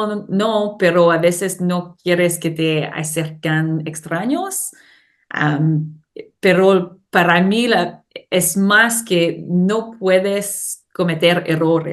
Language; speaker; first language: Spanish; non-native, learner; English